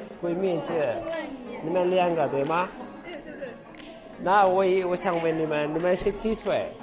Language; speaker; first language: Chinese; non-native, learner; Turkish